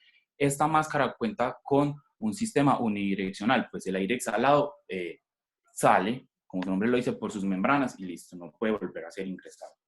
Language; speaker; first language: Spanish; native; Spanish